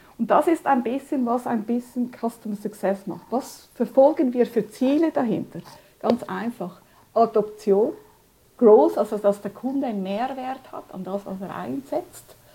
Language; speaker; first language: German; early bilingual, other home language; Spanish